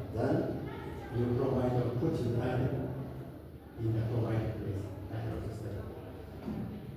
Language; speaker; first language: English; non-native, local second language; Amharic